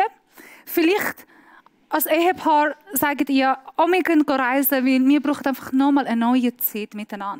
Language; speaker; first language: German; non-native, fluent; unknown